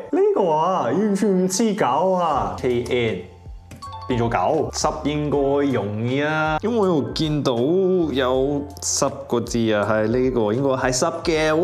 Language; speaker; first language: Cantonese; non-native, fluent; English